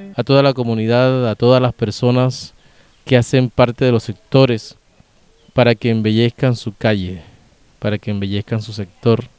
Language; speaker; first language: Spanish; native; Spanish